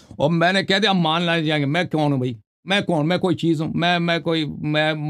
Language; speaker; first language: Urdu; non-native, local second language; Punjabi